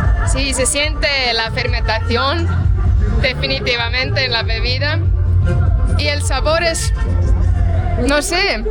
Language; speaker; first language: Spanish; non-native, fluent; Portuguese